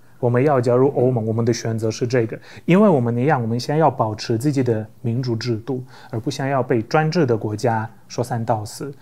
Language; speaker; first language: Chinese; non-native, fluent; Polish